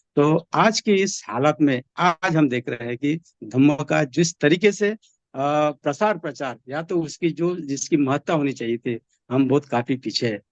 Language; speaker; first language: Hindi; non-native, local second language; Marathi